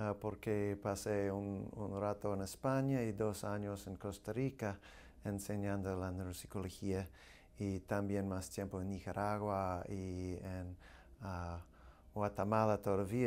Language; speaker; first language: Spanish; non-native, fluent; English